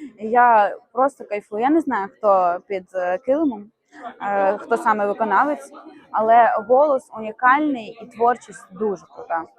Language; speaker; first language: Ukrainian; native; Ukrainian